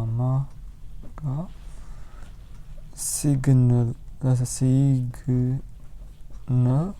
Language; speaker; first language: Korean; non-native, fluent; Urdu